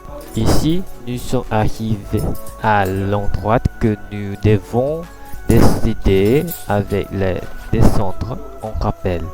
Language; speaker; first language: French; non-native, learner; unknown